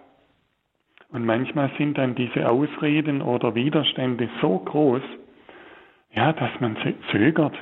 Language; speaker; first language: German; native; German